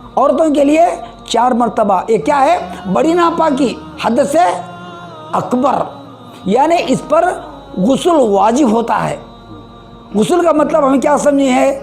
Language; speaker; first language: Urdu; native; Urdu